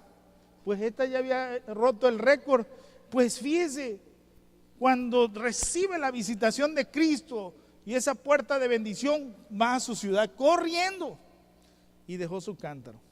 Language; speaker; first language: Spanish; native; Spanish